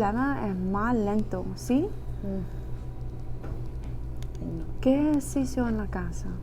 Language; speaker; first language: Spanish; non-native, learner; English